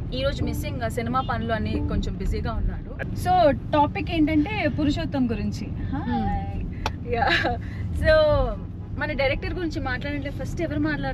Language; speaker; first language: Telugu; native; Telugu